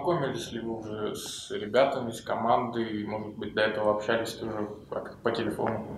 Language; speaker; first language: Russian; native; Russian